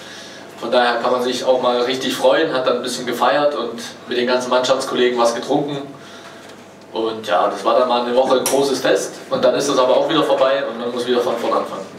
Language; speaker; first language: German; native; German